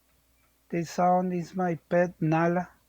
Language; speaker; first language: English; non-native, learner; Spanish